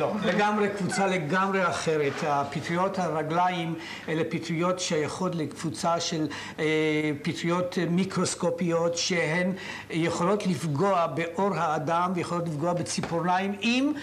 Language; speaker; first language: Hebrew; native; Hebrew